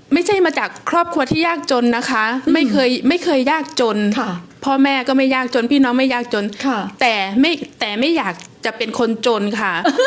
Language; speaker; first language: Thai; native; Thai